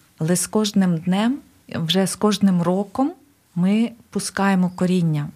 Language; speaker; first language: Ukrainian; native; Ukrainian